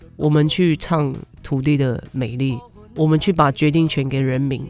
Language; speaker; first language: Chinese; non-native, local second language; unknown